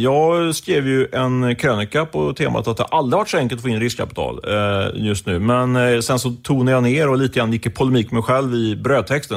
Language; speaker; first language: Swedish; native; Swedish